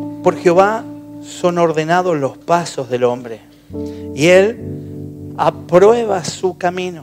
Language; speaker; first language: Spanish; native; Spanish